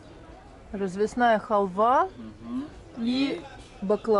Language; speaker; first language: Russian; native; Russian